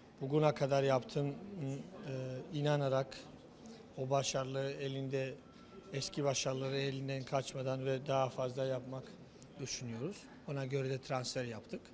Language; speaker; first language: Turkish; non-native, fluent; Georgian